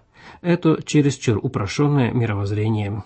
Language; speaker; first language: Russian; native; Russian